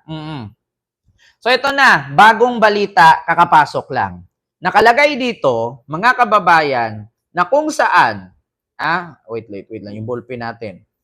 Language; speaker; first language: Filipino; native; Filipino